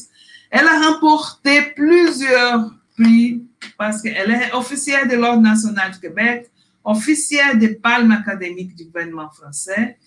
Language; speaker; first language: French; non-native, fluent; Portuguese